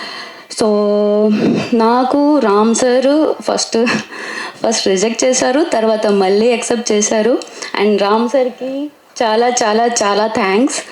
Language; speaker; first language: Telugu; non-native, local second language; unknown